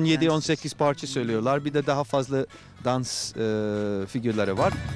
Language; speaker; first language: Turkish; non-native, fluent; English